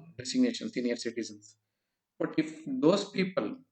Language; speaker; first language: English; non-native, local second language; Kannada